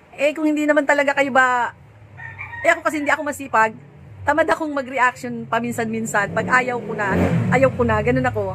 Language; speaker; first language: Filipino; native; Filipino